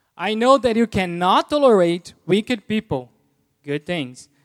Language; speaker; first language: English; non-native, fluent; Portuguese